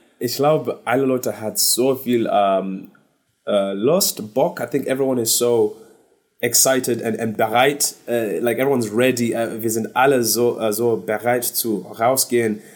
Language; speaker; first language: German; non-native, learner; English